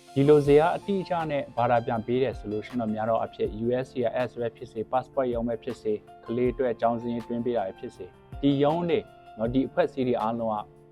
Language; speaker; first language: Burmese; non-native, local second language; Western Kayah